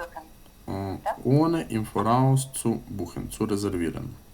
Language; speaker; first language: German; non-native, fluent; Ukrainian